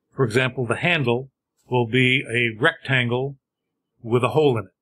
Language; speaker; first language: English; native; English